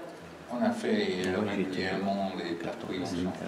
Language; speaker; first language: French; non-native, fluent; English